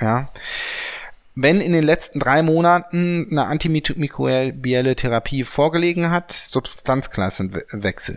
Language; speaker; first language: German; native; German